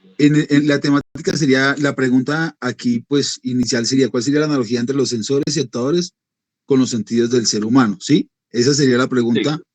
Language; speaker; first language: Spanish; native; Spanish